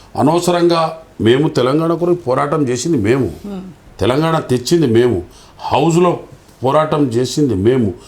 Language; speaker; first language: Telugu; non-native, local second language; Lambadi